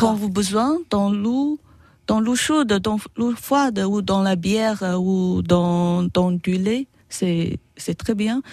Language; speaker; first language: French; non-native, learner; Chinese